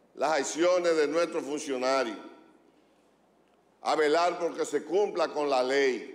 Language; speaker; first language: Spanish; native; Spanish